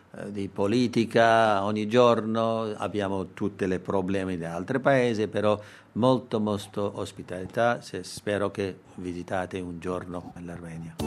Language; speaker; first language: Italian; non-native, learner; Armenian